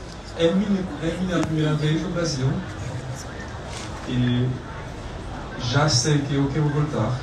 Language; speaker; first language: Portuguese; non-native, learner; French